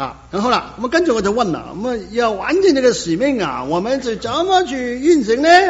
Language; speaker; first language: Chinese; native; Chinese